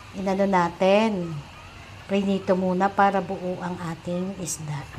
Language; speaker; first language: Filipino; native; Filipino